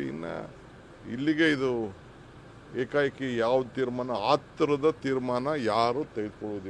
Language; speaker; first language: Kannada; native; Kannada